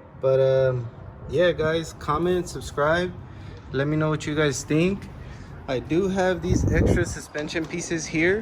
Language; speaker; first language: English; native; English